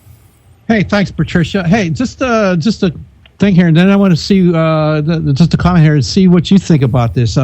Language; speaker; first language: English; native; English